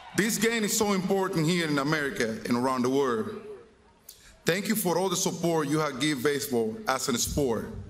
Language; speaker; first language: English; non-native, fluent; Spanish